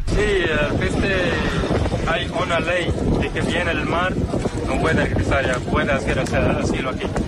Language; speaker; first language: Spanish; non-native, learner; Arabic